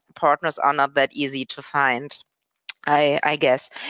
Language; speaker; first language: English; non-native, fluent; German